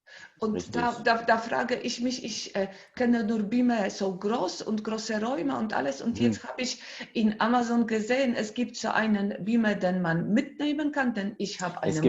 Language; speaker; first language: German; non-native, fluent; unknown